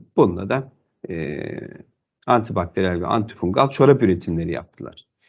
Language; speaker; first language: Turkish; native; Turkish